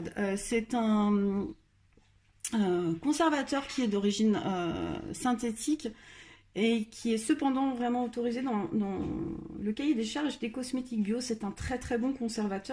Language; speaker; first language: French; native; French